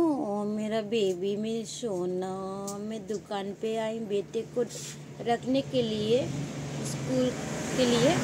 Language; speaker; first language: Hindi; non-native, local second language; Bangla